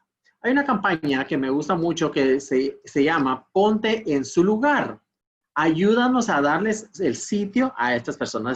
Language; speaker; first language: Spanish; native; Spanish